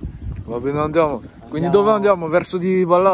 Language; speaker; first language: Italian; non-native, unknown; French